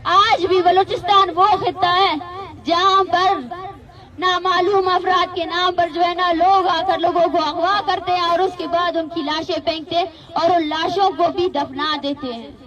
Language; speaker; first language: Urdu; non-native, local second language; Baluchi